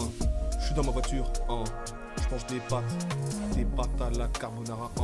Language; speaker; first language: French; native; French